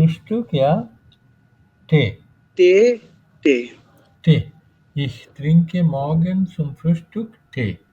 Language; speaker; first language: German; non-native, learner; Bangla